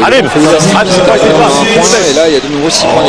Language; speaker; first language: French; native; French